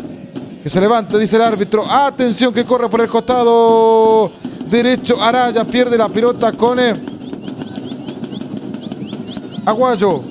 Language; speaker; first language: Spanish; native; Spanish